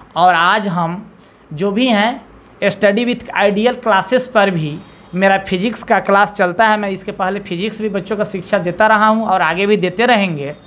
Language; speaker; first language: Hindi; native; Hindi